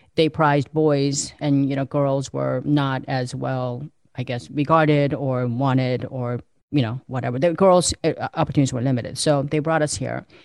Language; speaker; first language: English; early bilingual, other home language; Korean